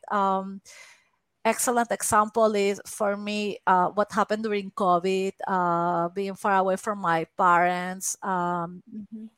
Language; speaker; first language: English; non-native, fluent; Spanish